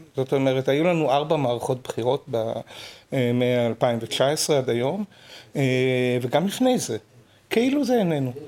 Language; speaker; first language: Hebrew; native; Hebrew